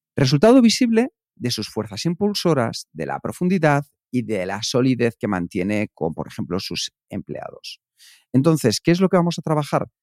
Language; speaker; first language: Spanish; native; Spanish